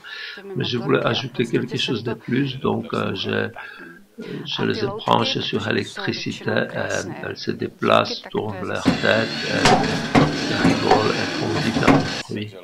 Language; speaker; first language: French; non-native, fluent; Czech